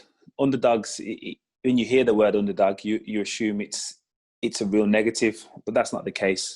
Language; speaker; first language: English; native; English